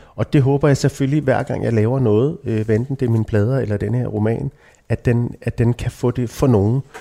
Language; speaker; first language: Danish; native; Danish